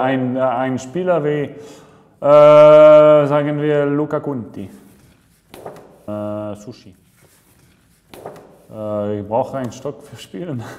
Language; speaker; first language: German; non-native, local second language; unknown